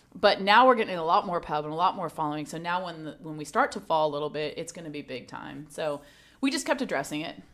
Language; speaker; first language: English; native; English